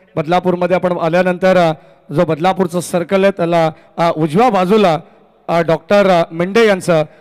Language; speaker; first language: Marathi; native; Marathi